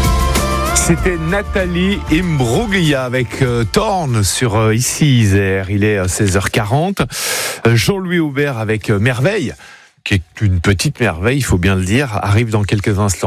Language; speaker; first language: French; native; French